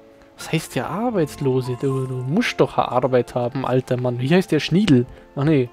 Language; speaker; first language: German; native; German